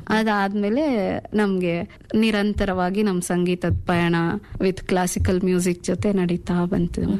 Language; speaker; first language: Kannada; non-native, local second language; Urdu